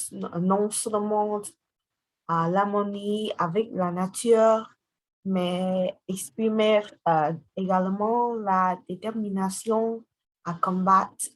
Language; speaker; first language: French; non-native, learner; Vietnamese